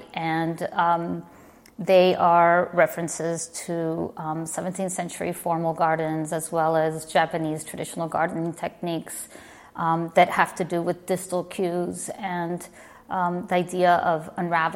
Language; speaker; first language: English; native; English